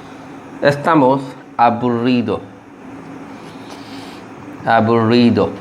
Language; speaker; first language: Spanish; non-native, learner; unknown